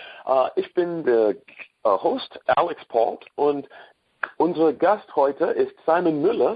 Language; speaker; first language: German; non-native, learner; English